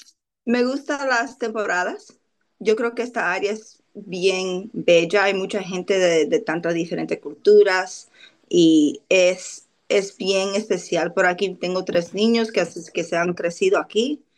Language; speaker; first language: Spanish; early bilingual, other home language; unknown